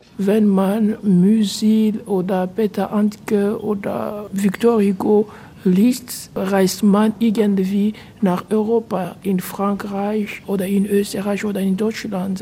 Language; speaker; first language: German; non-native, fluent; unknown